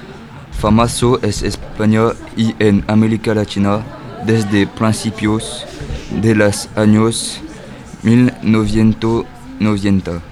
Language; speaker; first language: Spanish; non-native, learner; French